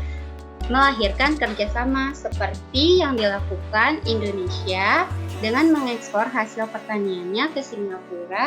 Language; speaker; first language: Indonesian; native; Indonesian